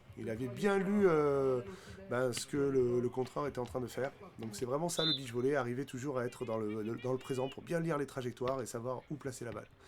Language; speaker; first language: French; native; French